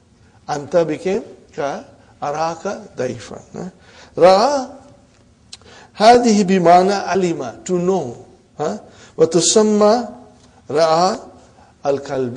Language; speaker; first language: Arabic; non-native, fluent; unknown